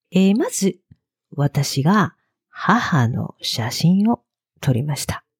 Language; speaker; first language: Japanese; native; Japanese